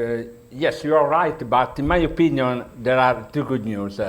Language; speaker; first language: English; non-native, learner; Italian